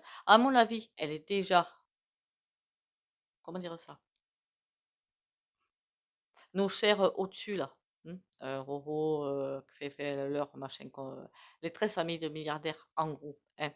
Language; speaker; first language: French; native; French